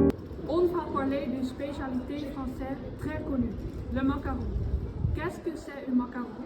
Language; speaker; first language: French; non-native, learner; Dutch